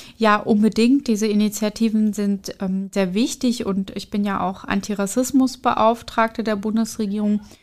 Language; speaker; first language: German; early bilingual, other home language; Arabic